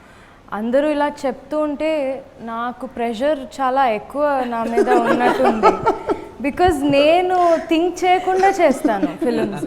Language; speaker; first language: Telugu; non-native, fluent; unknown